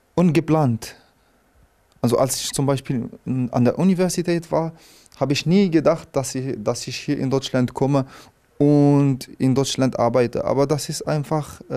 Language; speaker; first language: German; non-native, fluent; Arabic